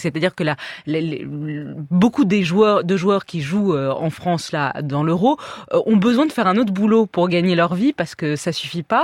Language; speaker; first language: French; native; French